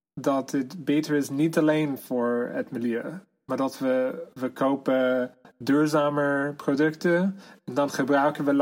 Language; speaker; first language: Dutch; non-native, fluent; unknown